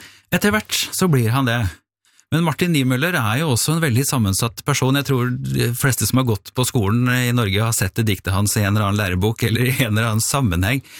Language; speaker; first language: Norwegian; native; Norwegian